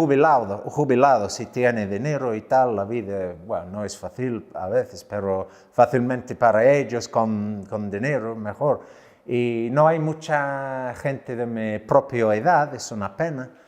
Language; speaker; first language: Spanish; non-native, learner; English